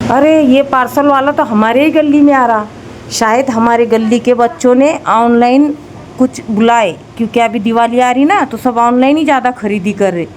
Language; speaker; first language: Hindi; non-native, local second language; Marathi